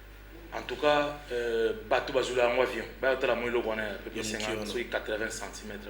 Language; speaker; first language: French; non-native, local second language; Lingala